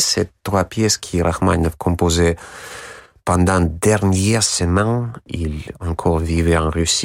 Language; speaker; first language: French; non-native, learner; Russian